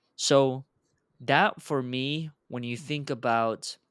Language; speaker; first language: English; early bilingual, other home language; Russian